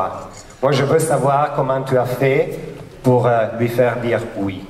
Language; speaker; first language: French; non-native, fluent; Italian